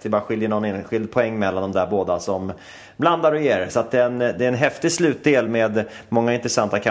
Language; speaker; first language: Swedish; native; Swedish